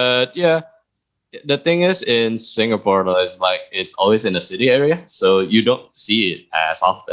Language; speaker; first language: English; early bilingual, other home language; Indonesian